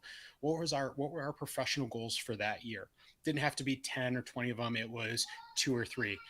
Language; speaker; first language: English; native; English